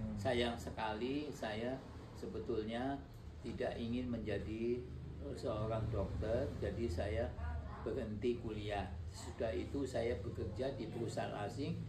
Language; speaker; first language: Indonesian; non-native, local second language; Dutch